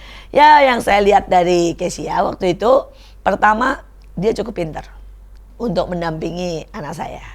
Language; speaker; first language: Indonesian; native; Indonesian